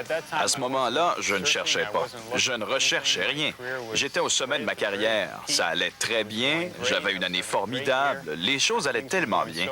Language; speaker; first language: French; native; French